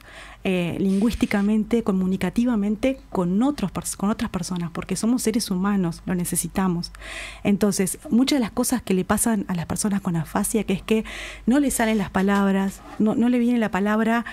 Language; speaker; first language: Spanish; native; Spanish